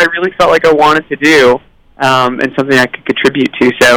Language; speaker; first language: English; native; English